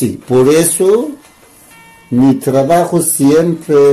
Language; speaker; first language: Spanish; non-native, learner; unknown